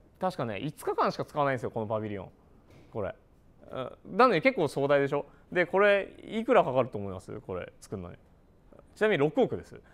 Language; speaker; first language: Japanese; native; Japanese